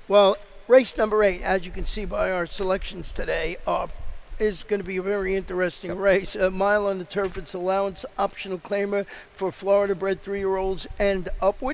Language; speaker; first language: English; native; English